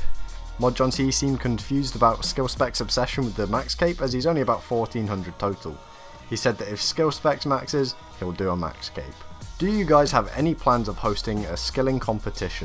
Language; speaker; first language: English; native; English